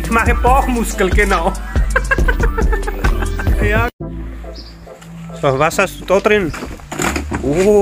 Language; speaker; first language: German; non-native, learner; Punjabi